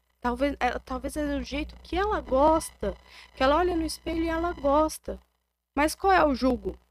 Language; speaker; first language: Portuguese; native; Portuguese